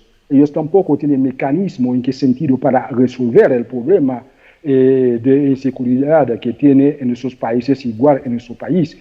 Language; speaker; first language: Spanish; non-native, fluent; Haitian Creole